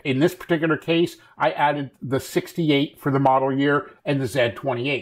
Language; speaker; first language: English; native; English